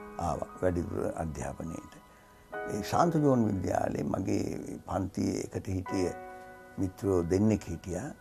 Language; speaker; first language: Sinhala; native; Sinhala